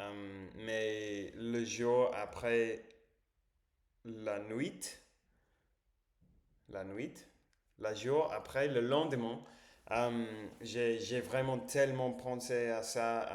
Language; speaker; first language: French; non-native, learner; English